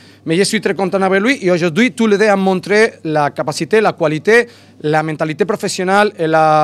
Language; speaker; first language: French; non-native, learner; Spanish